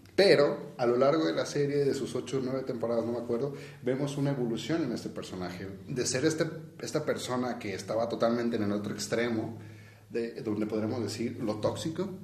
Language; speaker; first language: Spanish; native; Spanish